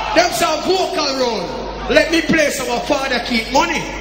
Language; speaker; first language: English; non-native, local second language; Jamaican Creole English